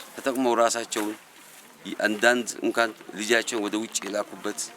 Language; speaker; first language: Amharic; non-native, local second language; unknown